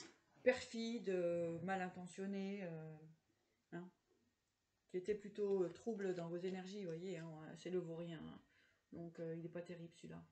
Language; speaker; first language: French; native; French